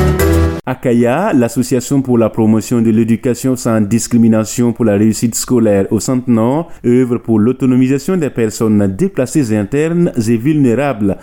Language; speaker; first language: French; non-native, local second language; Mossi